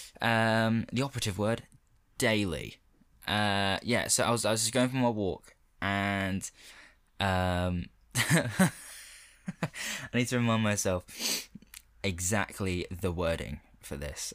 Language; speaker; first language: English; native; English